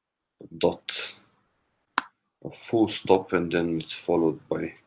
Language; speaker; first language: English; non-native, fluent; Korean